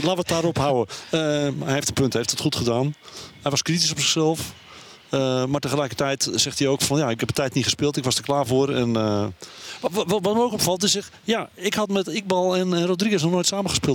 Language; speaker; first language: Dutch; native; Dutch